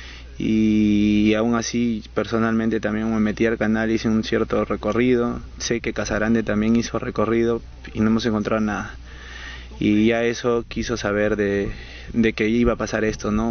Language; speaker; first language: Spanish; native; Spanish